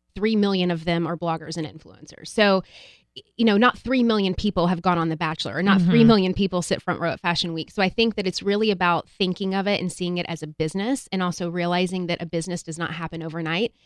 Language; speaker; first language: English; native; English